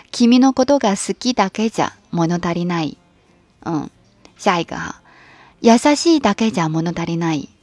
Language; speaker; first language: Japanese; non-native, fluent; Chinese